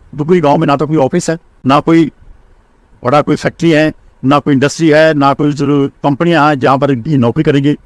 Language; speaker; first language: Hindi; non-native, local second language; Punjabi